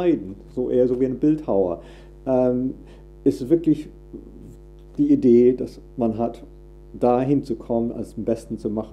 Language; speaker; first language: German; non-native, fluent; English